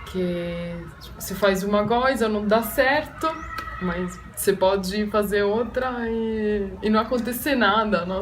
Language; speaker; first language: Portuguese; non-native, fluent; Italian